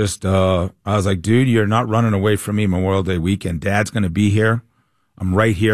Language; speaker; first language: English; native; English